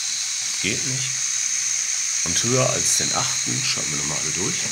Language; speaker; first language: German; native; German